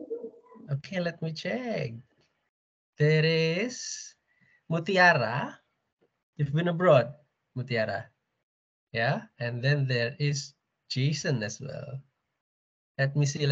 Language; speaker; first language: English; non-native, fluent; Indonesian